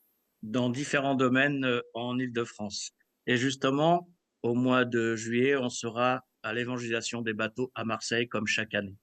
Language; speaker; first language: French; early bilingual, other home language; Kabyle